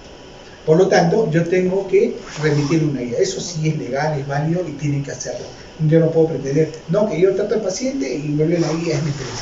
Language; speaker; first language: Spanish; native; Spanish